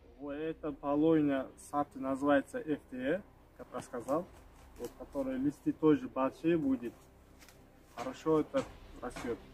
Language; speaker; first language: Russian; non-native, local second language; Uzbek